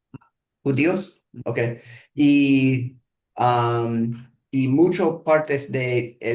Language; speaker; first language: Spanish; non-native, learner; English